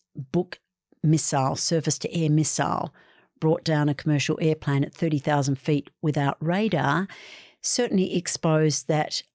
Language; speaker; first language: English; native; English